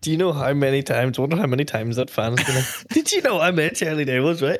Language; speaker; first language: English; native; English